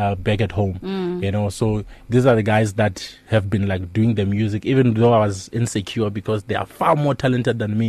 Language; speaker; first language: English; non-native, local second language; Northern Sotho